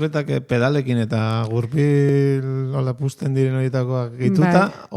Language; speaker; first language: Basque; native; Basque